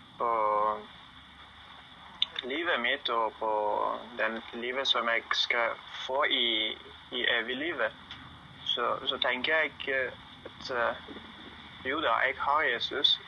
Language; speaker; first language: Norwegian; non-native, learner; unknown